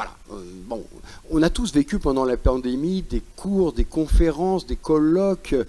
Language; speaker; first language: French; native; French